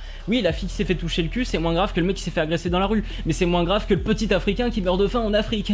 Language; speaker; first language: French; native; French